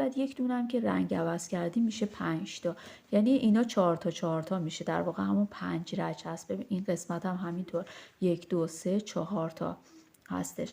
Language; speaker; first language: Persian; native; Persian